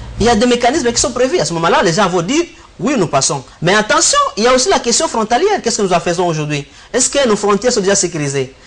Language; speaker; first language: French; non-native, local second language; Swahili